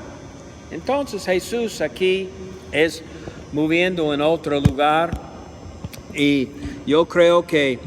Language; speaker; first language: Spanish; non-native, learner; English